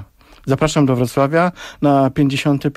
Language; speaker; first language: Polish; native; Polish